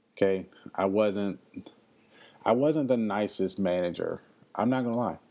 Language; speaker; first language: English; native; English